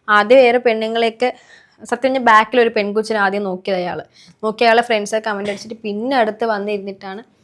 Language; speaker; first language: Malayalam; native; Malayalam